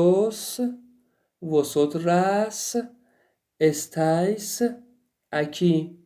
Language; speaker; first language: Spanish; non-native, fluent; Persian